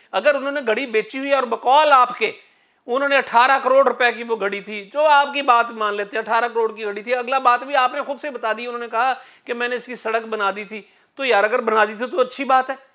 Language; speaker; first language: Urdu; non-native, local second language; Punjabi